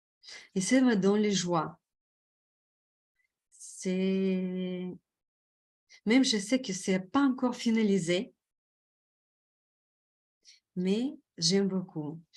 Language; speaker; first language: French; non-native, fluent; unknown